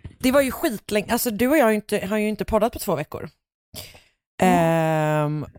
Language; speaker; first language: Swedish; native; Swedish